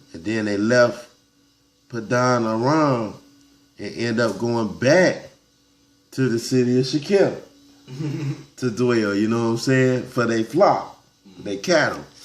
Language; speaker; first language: English; native; English